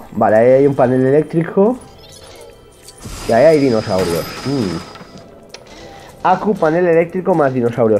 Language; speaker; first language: Spanish; native; Spanish